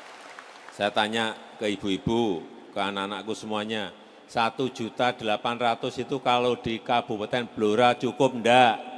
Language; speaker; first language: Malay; non-native, local second language; Javanese